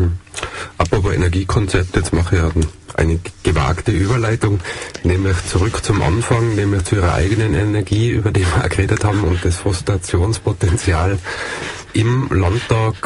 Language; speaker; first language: German; native; German